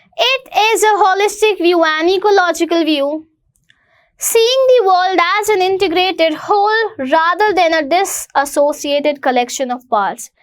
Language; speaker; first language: Hindi; native; Hindi